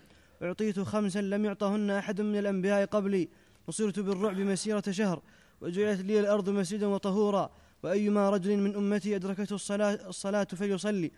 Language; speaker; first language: Arabic; native; Arabic